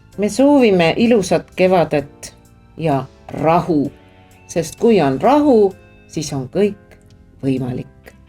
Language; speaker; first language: Estonian; native; Estonian